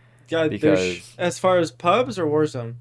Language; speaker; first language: English; native; English